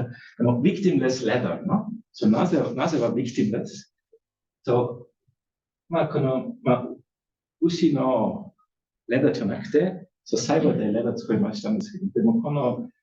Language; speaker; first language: Japanese; non-native, learner; German